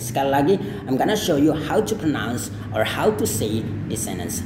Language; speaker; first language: English; non-native, fluent; Indonesian